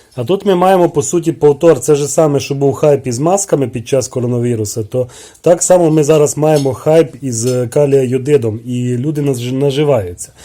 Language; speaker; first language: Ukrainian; native; Ukrainian